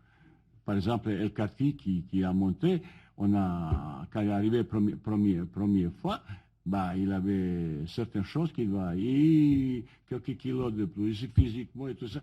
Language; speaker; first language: French; non-native, fluent; Bosnian